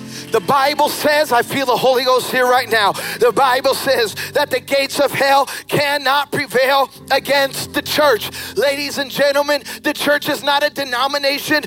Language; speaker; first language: English; early bilingual, other home language; Spanish